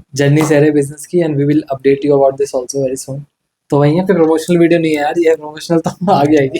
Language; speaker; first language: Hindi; native; Hindi